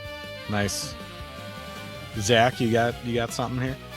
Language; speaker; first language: English; native; English